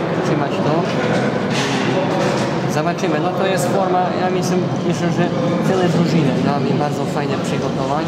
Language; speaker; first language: Polish; non-native, learner; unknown